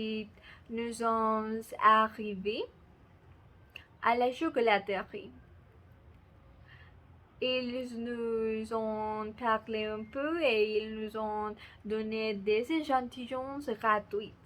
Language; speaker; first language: French; non-native, learner; Spanish